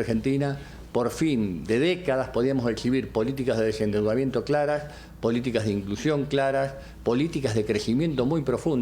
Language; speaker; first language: Spanish; native; Spanish